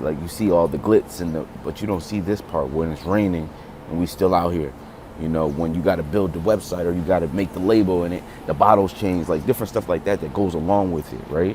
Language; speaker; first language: English; native; English